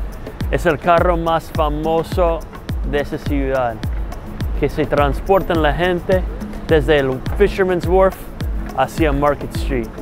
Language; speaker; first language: Spanish; non-native, fluent; English